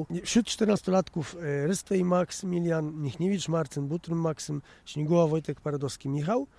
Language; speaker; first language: Polish; native; Polish